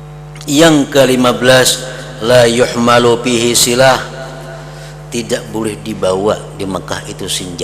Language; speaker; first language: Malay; non-native, local second language; Banjar